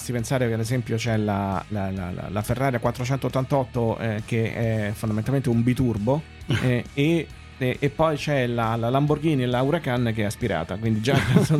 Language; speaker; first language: Italian; native; Italian